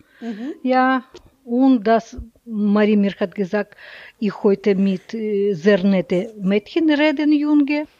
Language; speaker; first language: German; non-native, learner; Russian